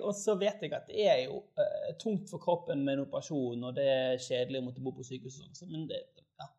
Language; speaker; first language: Norwegian; native; Norwegian